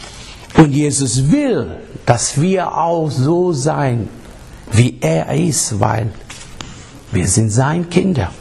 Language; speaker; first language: German; non-native, learner; English